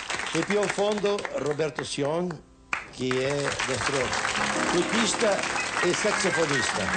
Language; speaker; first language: Italian; non-native, fluent; Portuguese